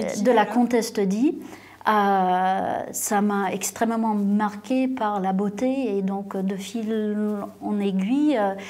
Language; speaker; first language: French; non-native, fluent; English